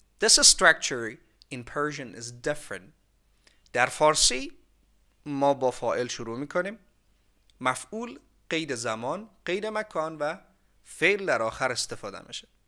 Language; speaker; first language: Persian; native; Persian